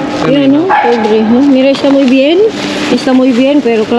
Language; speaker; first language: Spanish; non-native, learner; Filipino